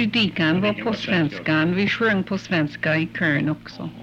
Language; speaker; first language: Swedish; early bilingual, heritage; English